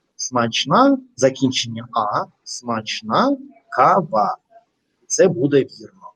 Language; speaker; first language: Ukrainian; non-native, local second language; Russian